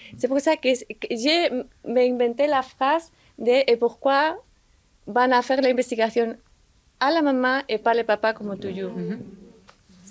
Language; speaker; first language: French; non-native, learner; Spanish